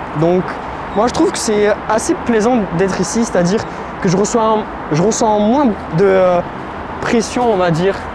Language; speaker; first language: French; early bilingual, other home language; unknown